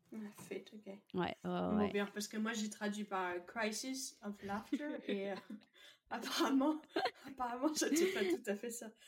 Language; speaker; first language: French; native; French